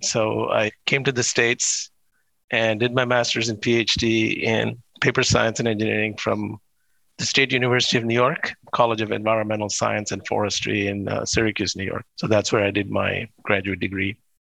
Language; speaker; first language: English; non-native, local second language; Tamil